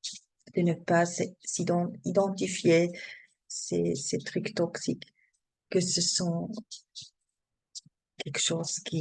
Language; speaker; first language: French; non-native, learner; German